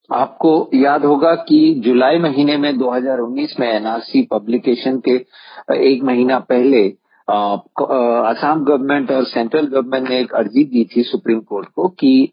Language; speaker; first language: Hindi; non-native, local second language; Assamese